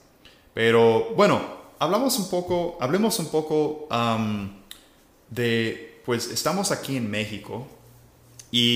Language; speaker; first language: Spanish; non-native, fluent; English